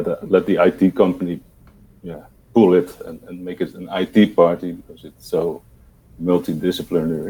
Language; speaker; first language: English; non-native, fluent; Dutch